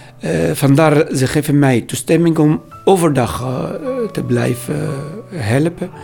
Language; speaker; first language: Dutch; non-native, learner; Arabic